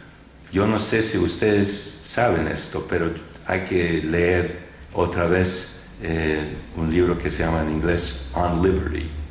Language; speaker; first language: Spanish; non-native, fluent; English